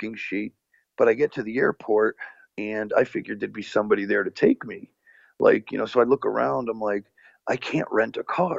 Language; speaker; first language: English; early bilingual, other home language; Portuguese